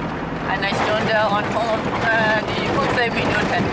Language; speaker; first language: German; non-native, learner; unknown